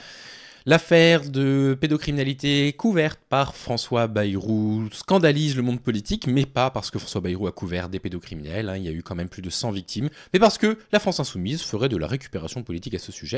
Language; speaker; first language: French; native; French